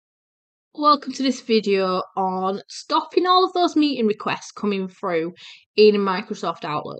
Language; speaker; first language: English; native; English